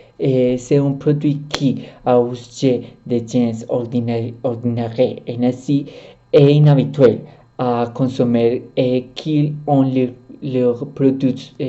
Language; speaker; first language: French; non-native, learner; Spanish